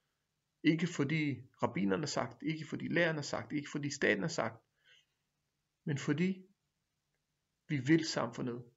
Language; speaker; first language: Danish; non-native, fluent; Hebrew